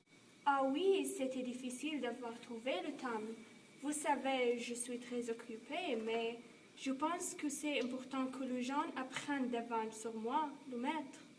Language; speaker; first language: French; non-native, learner; English